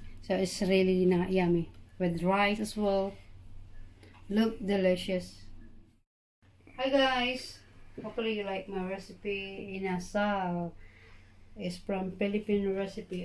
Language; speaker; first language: English; non-native, learner; Filipino